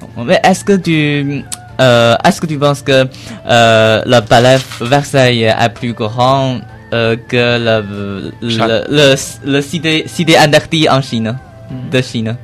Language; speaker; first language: French; non-native, learner; Chinese